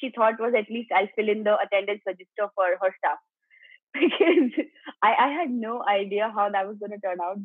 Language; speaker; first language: English; non-native, local second language; Gujarati